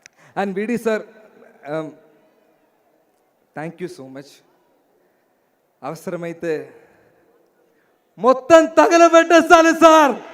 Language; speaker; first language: Telugu; non-native, learner; Malayalam